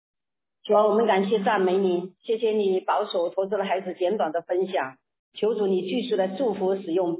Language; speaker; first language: Chinese; native; Chinese